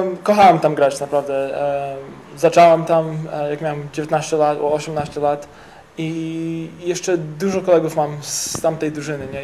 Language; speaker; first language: Polish; early bilingual, heritage; English